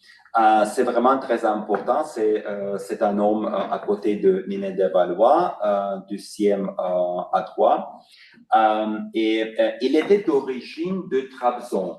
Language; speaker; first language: French; non-native, fluent; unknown